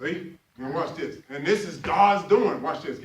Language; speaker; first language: English; native; English